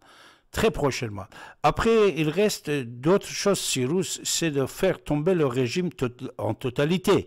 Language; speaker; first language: French; non-native, fluent; Persian